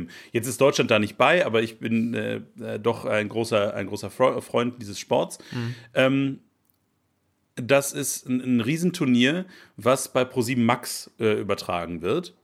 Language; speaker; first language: German; native; German